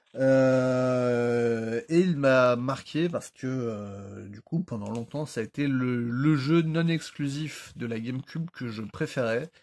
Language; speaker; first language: French; native; French